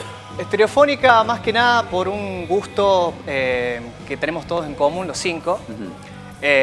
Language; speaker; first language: Spanish; native; Spanish